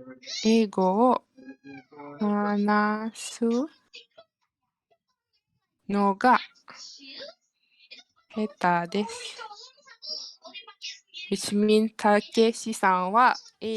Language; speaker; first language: Japanese; non-native, learner; Malay